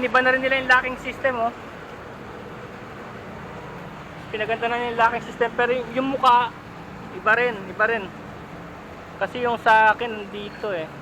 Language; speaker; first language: Filipino; native; Filipino